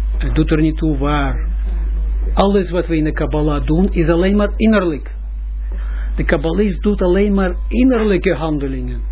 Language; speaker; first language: Dutch; non-native, fluent; Russian